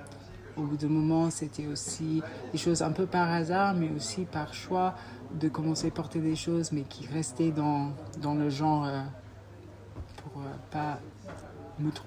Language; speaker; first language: French; non-native, fluent; English